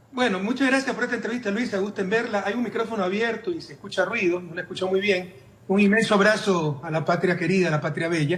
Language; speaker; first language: Spanish; native; Spanish